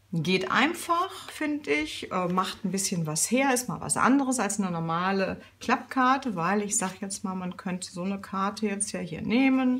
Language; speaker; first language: German; native; German